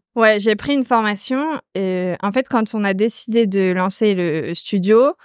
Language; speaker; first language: French; native; French